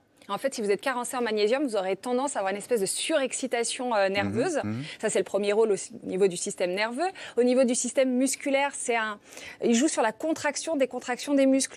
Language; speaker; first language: French; native; French